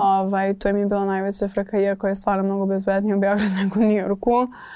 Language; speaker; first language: Croatian; non-native, fluent; English